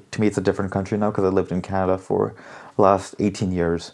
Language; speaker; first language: English; early bilingual, other home language; Hindi